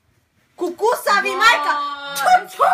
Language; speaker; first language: German; early bilingual, other home language; Romany